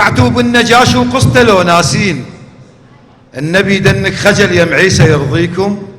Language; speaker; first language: Arabic; native; Arabic